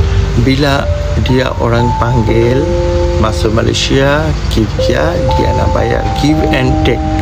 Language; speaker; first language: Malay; non-native, learner; Bangla